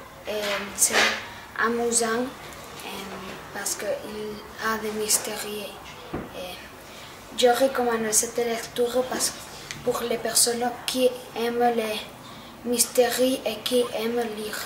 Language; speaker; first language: French; non-native, learner; Catalan